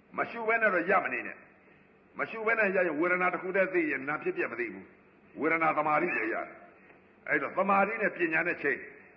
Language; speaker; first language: Burmese; native; Burmese